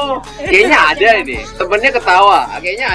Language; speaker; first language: Indonesian; non-native, fluent; Korean